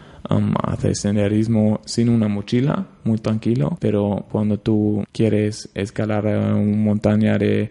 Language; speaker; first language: Spanish; non-native, learner; German